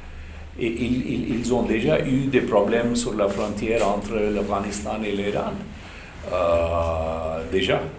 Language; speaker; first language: French; non-native, fluent; Urdu